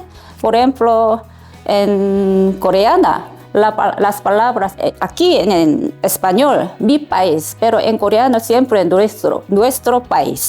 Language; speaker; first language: Spanish; non-native, learner; Korean